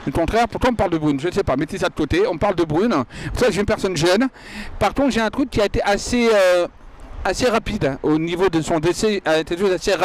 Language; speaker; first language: French; native; French